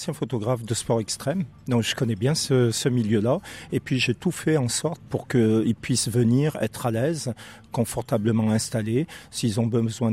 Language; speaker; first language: French; native; French